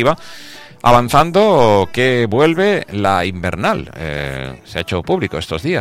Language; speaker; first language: Spanish; native; Spanish